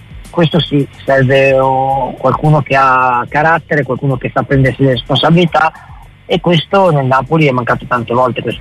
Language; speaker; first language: Italian; native; Italian